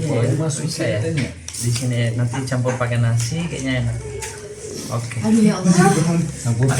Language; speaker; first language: Indonesian; non-native, fluent; Spanish